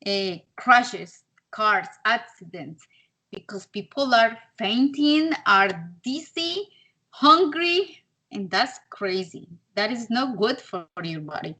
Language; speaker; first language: English; non-native, learner; Spanish